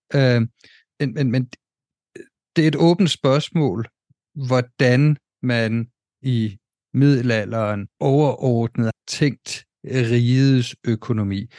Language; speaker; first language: Danish; native; Danish